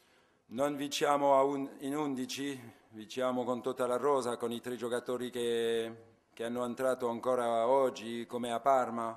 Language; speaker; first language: Italian; non-native, fluent; French